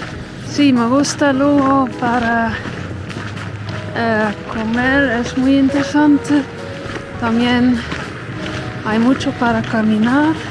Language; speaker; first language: Spanish; non-native, fluent; Dutch